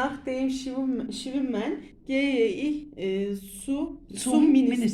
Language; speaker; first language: German; non-native, learner; Turkish